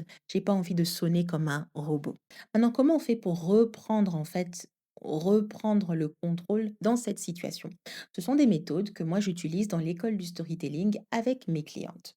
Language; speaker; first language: French; native; French